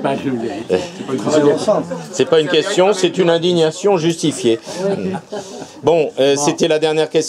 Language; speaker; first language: French; native; French